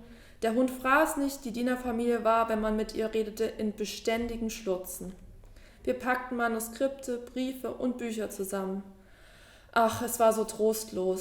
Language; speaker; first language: German; native; German